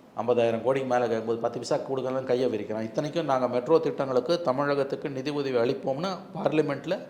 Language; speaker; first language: Tamil; native; Tamil